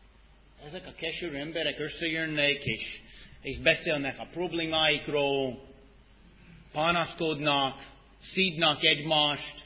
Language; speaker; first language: Hungarian; non-native, fluent; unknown